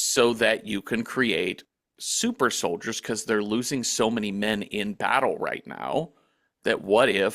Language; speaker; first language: English; native; English